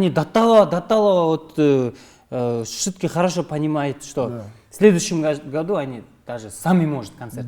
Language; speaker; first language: Russian; non-native, local second language; Kyrgyz